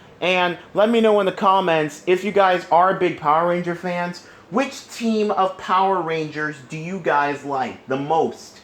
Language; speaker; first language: English; native; English